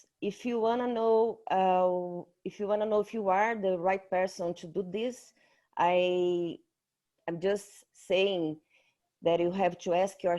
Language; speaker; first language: English; non-native, fluent; Portuguese